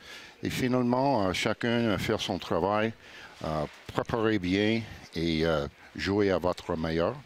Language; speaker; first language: French; non-native, fluent; English